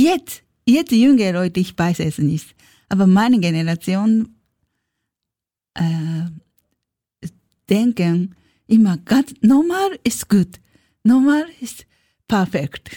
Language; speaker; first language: German; non-native, learner; Japanese